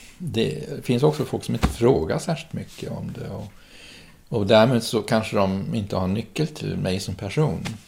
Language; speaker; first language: Swedish; early bilingual, other home language; German